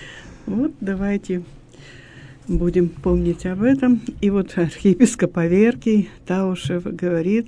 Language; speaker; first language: Russian; native; Russian